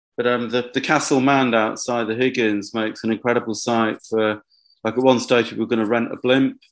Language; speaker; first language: English; native; English